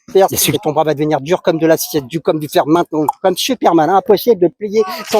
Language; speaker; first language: French; native; French